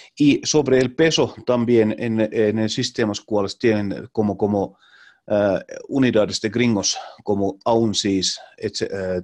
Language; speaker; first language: Spanish; non-native, learner; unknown